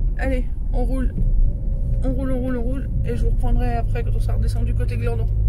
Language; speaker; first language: French; native; French